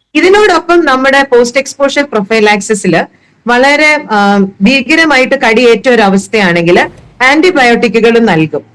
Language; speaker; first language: Malayalam; native; Malayalam